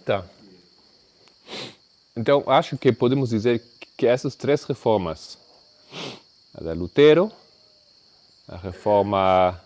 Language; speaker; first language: Portuguese; non-native, fluent; Spanish